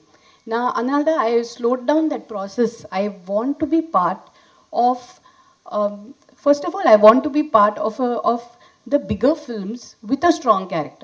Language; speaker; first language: Tamil; non-native, fluent; Hindi